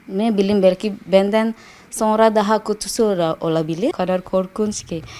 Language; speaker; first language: Turkish; non-native, fluent; Indonesian